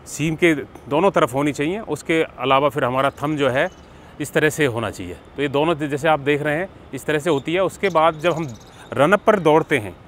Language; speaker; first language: Hindi; native; Hindi